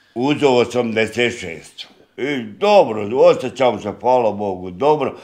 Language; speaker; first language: Croatian; native; Croatian